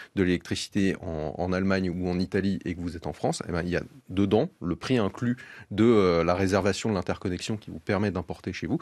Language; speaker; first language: French; native; French